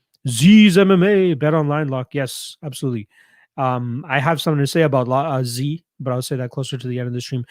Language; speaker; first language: English; native; English